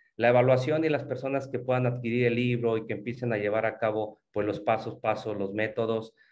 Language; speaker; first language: Spanish; native; Spanish